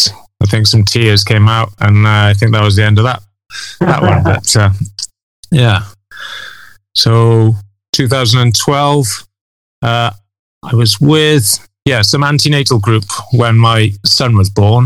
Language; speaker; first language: English; native; English